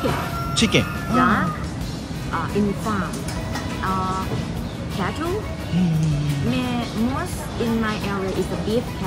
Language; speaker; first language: English; non-native, learner; Thai